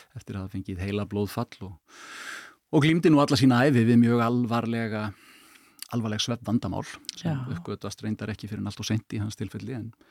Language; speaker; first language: Icelandic; native; Icelandic